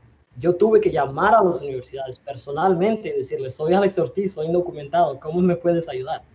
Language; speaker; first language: Spanish; early bilingual, other home language; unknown